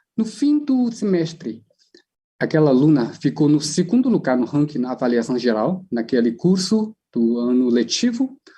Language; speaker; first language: Portuguese; non-native, fluent; Chinese